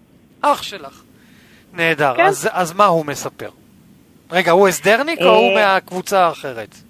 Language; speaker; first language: Hebrew; native; Hebrew